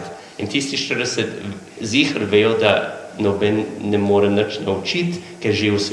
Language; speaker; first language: Slovenian; non-native, learner; English